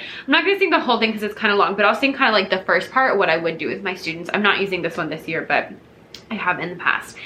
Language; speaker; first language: English; native; English